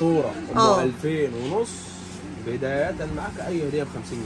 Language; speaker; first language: Arabic; native; Arabic